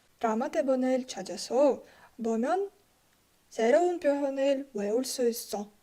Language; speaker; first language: Korean; non-native, learner; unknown